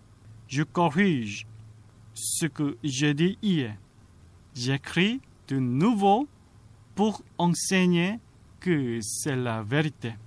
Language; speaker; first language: French; non-native, fluent; Korean